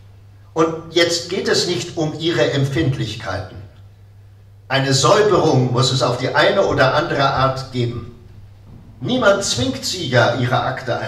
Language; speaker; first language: German; native; German